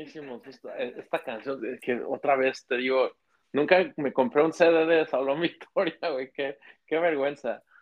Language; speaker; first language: Spanish; native; Spanish